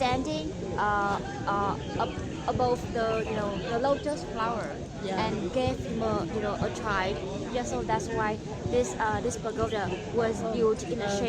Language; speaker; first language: English; non-native, learner; Vietnamese